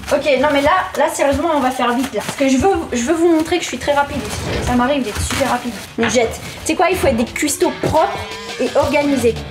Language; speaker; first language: French; native; French